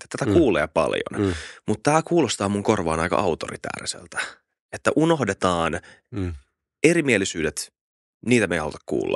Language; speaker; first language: Finnish; native; Finnish